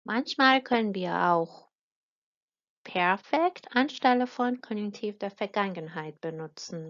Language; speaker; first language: German; non-native, fluent; Persian